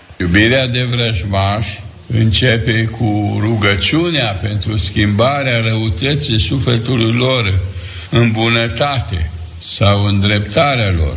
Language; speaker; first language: Romanian; native; Romanian